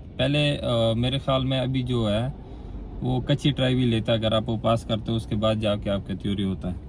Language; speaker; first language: Urdu; non-native, local second language; Pashto